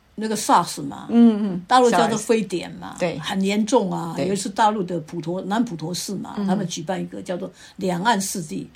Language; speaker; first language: Chinese; non-native, local second language; Min Nan Chinese